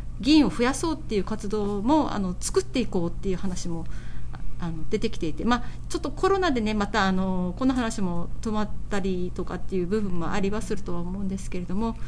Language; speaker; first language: Japanese; native; Japanese